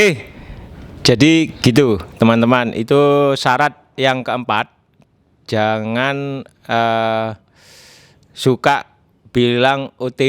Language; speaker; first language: Indonesian; native; Indonesian